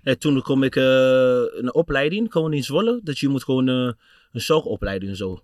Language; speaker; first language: Dutch; non-native, fluent; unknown